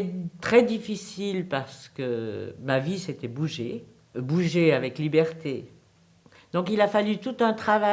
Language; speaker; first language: French; native; French